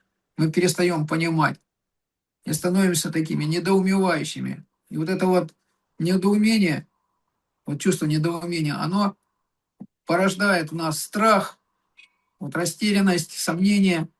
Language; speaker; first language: Russian; native; Russian